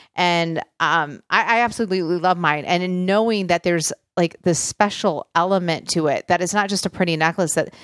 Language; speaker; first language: English; native; English